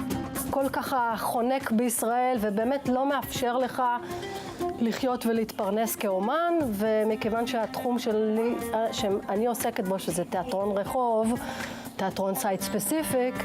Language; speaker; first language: Hebrew; early bilingual, other home language; English